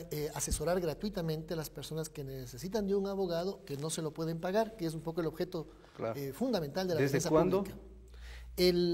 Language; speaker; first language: Spanish; native; Spanish